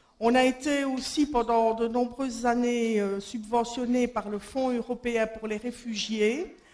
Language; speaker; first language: French; native; French